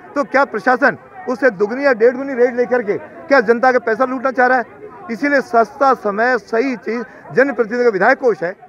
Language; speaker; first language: Hindi; native; Hindi